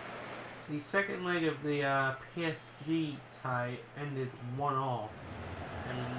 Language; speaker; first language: English; native; English